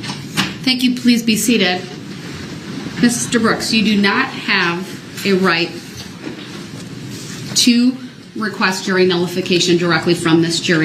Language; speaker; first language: English; native; English